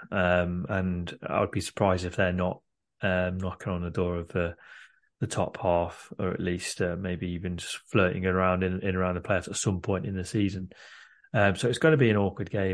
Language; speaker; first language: English; native; English